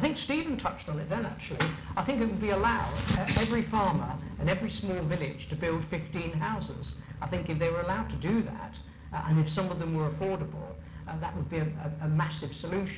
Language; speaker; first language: English; native; English